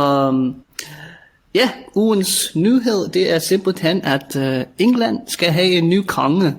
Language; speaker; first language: Danish; native; Danish